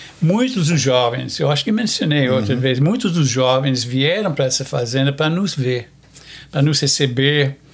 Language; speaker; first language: Portuguese; non-native, fluent; English